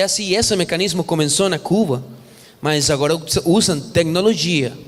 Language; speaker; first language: Portuguese; non-native, fluent; Spanish